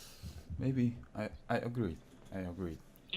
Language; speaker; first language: English; non-native, learner; Korean